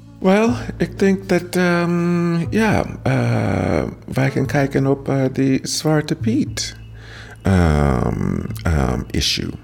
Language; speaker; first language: Dutch; non-native, learner; English